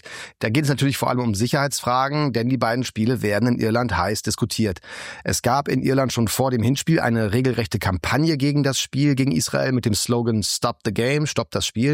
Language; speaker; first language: German; native; German